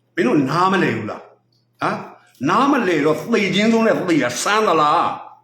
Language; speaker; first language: Burmese; native; Burmese